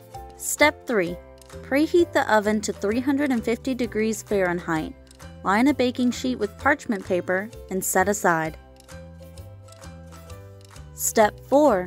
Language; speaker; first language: English; native; English